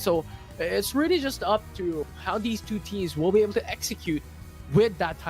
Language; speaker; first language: English; non-native, local second language; Filipino